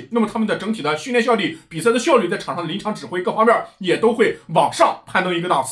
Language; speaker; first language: Chinese; native; Chinese